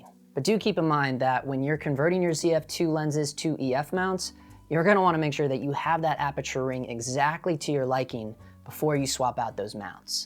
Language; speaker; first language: English; native; English